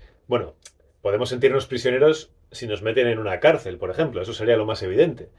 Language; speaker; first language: Spanish; native; Spanish